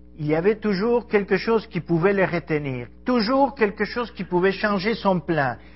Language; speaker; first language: French; non-native, fluent; Spanish